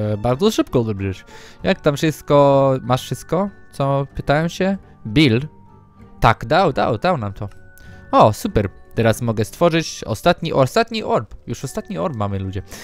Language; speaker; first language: Polish; early bilingual, heritage; Polish